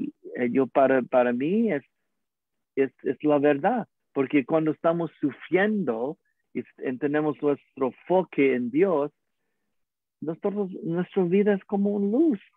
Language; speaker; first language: Spanish; non-native, learner; English